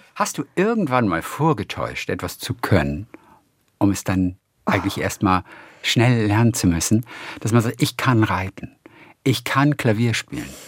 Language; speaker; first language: German; native; German